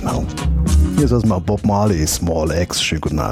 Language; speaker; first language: German; native; German